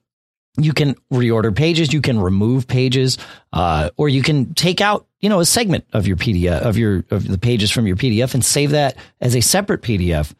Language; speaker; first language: English; native; English